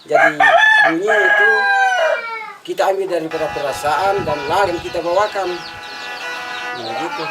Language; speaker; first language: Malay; non-native, local second language; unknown